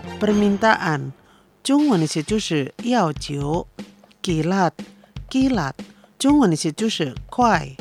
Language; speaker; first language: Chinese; non-native, fluent; Indonesian